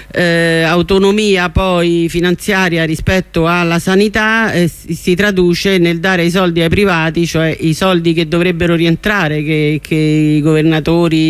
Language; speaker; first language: Italian; native; Italian